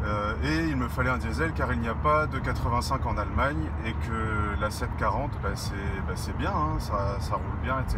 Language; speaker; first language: French; native; French